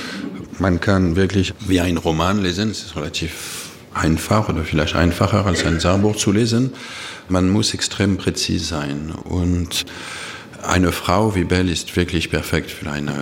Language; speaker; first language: German; non-native, fluent; French